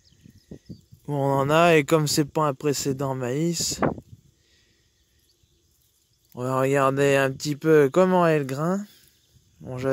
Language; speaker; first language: French; native; French